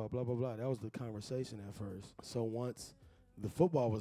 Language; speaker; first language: English; native; English